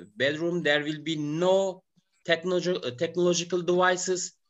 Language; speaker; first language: English; non-native, learner; Turkish